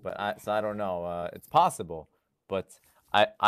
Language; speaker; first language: English; non-native, fluent; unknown